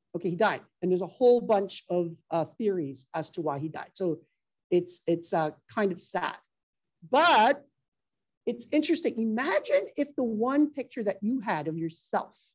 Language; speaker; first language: English; native; English